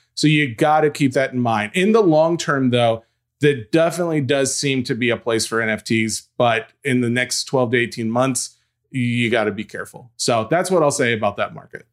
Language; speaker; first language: English; native; English